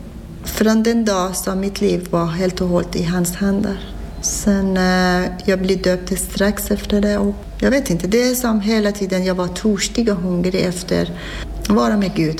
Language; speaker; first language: Swedish; non-native, learner; Persian